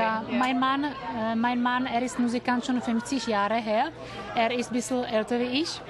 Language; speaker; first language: German; non-native, learner; Czech